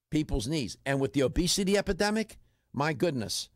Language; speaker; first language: English; native; English